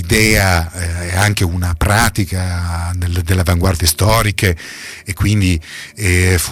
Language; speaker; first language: Italian; native; Italian